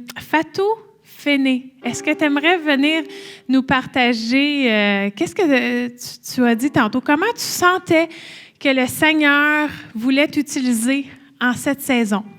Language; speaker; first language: French; native; French